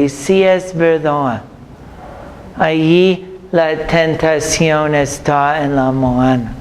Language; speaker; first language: Spanish; non-native, fluent; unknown